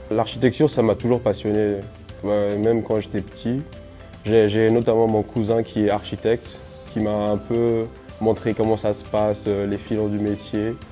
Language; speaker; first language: French; non-native, local second language; Somali